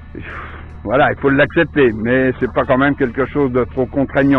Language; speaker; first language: French; native; French